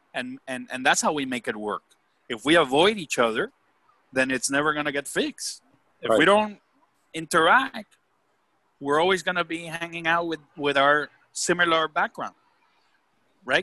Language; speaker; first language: English; non-native, fluent; Spanish